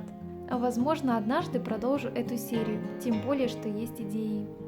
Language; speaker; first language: Russian; native; Russian